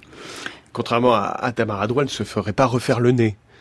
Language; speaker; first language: French; native; French